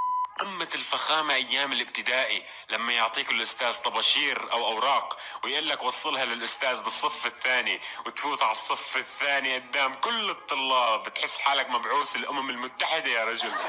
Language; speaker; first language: Arabic; native; Arabic